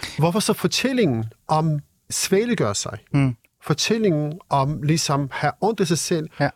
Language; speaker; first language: Danish; non-native, fluent; Kurdish